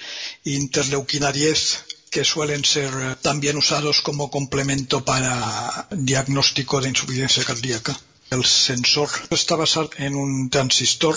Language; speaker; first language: Spanish; native; Spanish